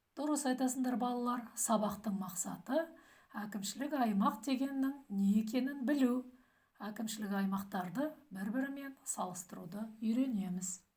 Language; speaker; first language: Kazakh; native; Kazakh